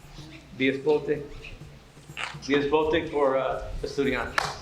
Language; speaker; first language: Spanish; non-native, learner; English